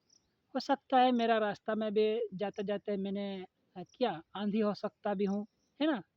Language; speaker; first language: Hindi; non-native, local second language; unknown